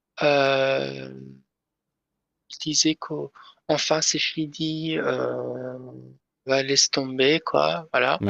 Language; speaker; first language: French; non-native, learner; Persian